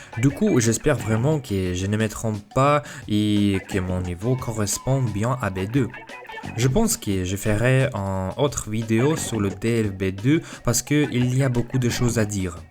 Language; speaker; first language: French; non-native, fluent; Russian